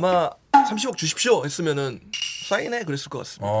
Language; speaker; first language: Korean; native; Korean